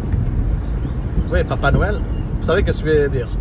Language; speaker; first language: French; non-native, fluent; Portuguese